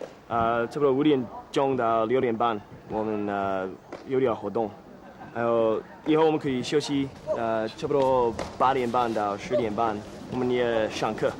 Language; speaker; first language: Chinese; non-native, learner; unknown